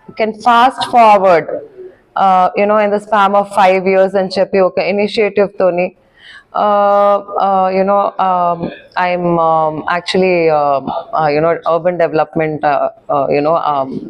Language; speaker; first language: English; non-native, local second language; Telugu